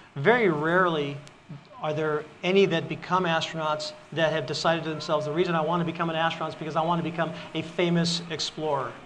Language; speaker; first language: English; native; English